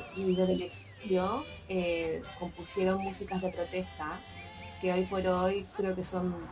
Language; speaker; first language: Spanish; native; Spanish